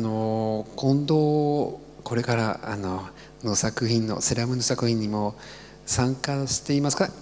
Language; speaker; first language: Japanese; non-native, learner; French